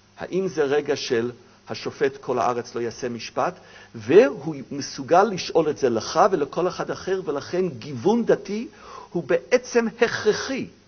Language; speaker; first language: Hebrew; non-native, fluent; English